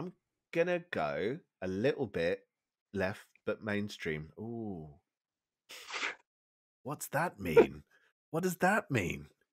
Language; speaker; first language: English; native; English